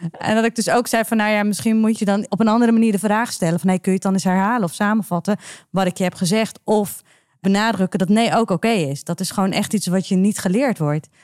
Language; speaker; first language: Dutch; early bilingual, other home language; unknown